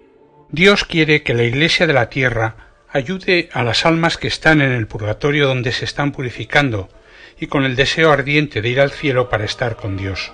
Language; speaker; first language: Spanish; native; Spanish